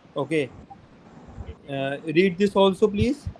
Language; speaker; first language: English; non-native, local second language; Hindi